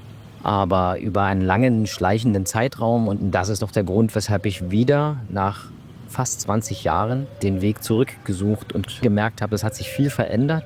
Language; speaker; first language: German; native; German